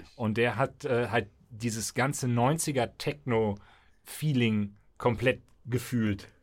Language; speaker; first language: German; native; German